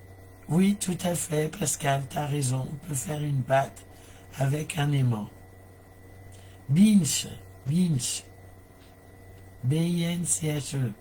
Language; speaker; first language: French; native; French